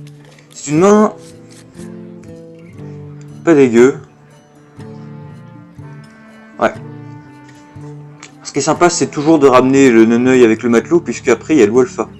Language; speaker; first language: French; native; French